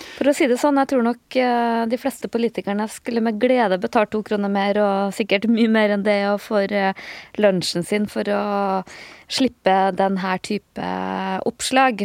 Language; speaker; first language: Norwegian; native; Norwegian